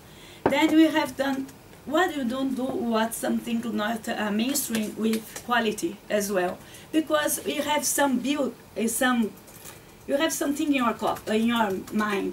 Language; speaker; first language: English; non-native, learner; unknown